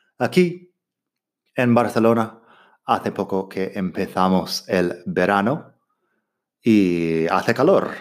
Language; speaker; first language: Spanish; non-native, fluent; English